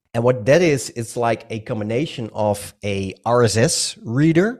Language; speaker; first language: English; non-native, fluent; Dutch